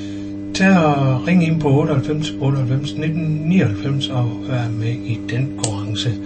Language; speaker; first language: Danish; native; Danish